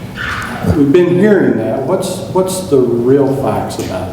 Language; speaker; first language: English; native; English